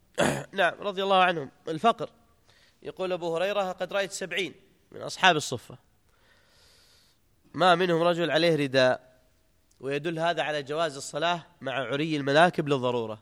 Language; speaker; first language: Arabic; native; Arabic